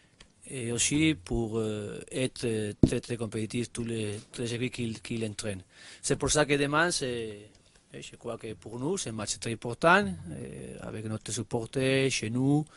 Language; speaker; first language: French; non-native, learner; Spanish